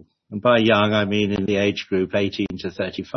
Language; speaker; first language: English; native; English